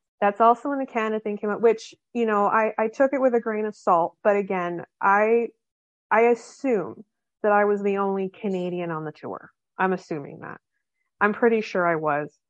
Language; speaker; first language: English; native; English